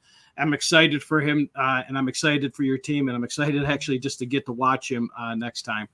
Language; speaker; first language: English; native; English